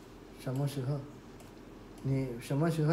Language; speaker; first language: Chinese; non-native, learner; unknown